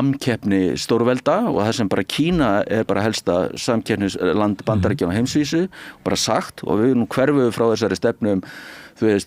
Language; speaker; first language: Icelandic; native; Icelandic